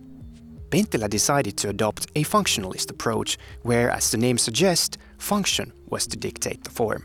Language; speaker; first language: English; non-native, fluent; Finnish